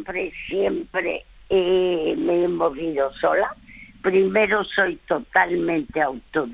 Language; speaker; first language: Spanish; early bilingual, other home language; French